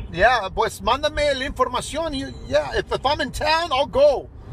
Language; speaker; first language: Spanish; early bilingual, heritage; Spanish